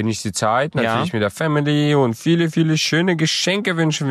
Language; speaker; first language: German; early bilingual, other home language; Romanian